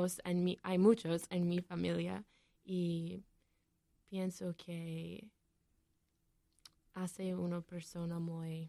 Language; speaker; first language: Spanish; non-native, learner; English